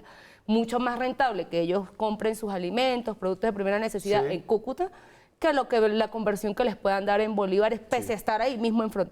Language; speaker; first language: Spanish; native; Spanish